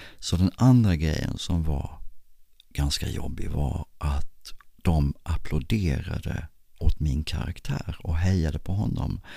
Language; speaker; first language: Swedish; native; Swedish